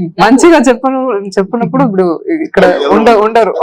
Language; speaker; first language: Telugu; non-native, local second language; Tamil